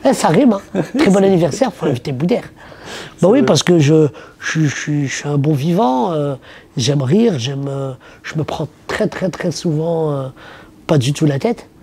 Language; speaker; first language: French; early bilingual, other home language; Arabic